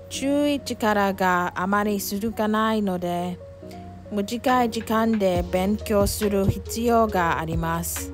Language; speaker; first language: Japanese; non-native, learner; English